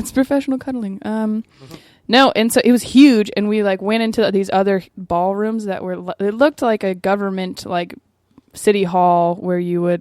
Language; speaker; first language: English; native; English